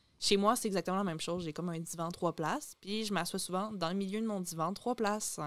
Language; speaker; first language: French; native; French